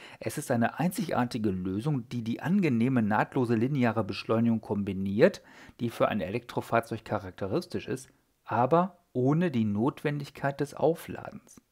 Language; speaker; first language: German; native; German